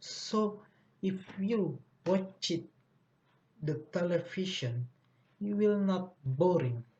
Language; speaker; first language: English; non-native, learner; Indonesian